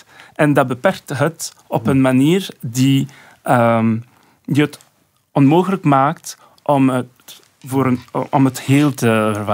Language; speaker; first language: Dutch; non-native, local second language; French